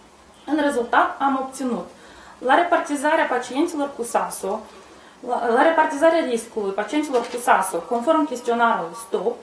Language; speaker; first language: Romanian; native; Romanian